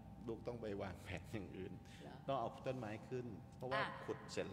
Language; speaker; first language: Thai; native; Thai